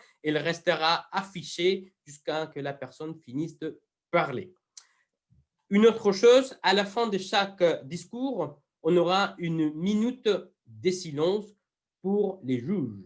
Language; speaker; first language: French; non-native, fluent; Spanish